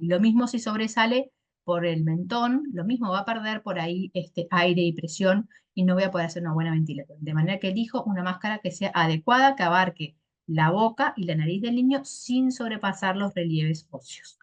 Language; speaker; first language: Spanish; native; Spanish